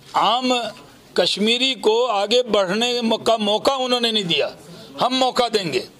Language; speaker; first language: Hindi; native; Hindi